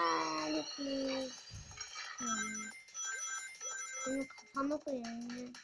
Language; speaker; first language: Turkish; native; Turkish